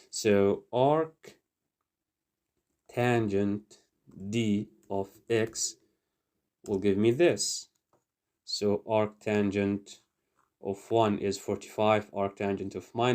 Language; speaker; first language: English; non-native, fluent; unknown